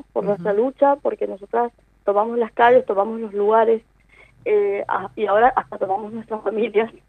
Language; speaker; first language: Spanish; native; Spanish